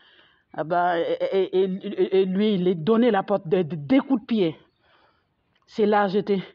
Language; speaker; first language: French; non-native, fluent; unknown